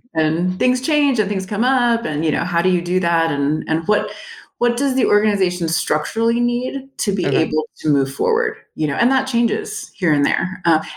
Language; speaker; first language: English; native; English